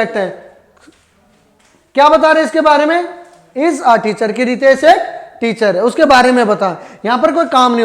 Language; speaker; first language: Hindi; native; Hindi